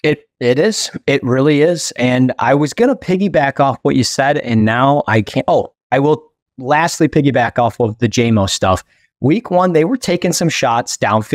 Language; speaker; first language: English; native; English